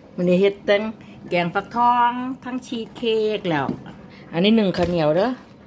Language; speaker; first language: Thai; native; Thai